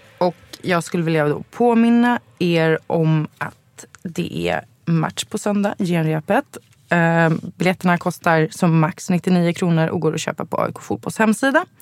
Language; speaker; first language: Swedish; native; Swedish